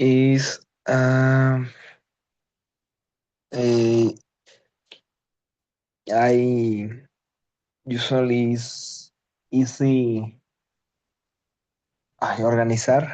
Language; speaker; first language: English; non-native, learner; Spanish